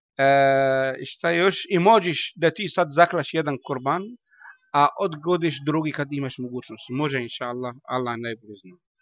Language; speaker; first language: Bosnian; non-native, learner; Arabic